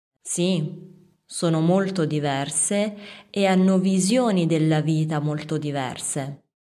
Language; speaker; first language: Italian; native; Italian